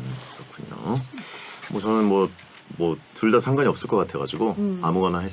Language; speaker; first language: Korean; native; Korean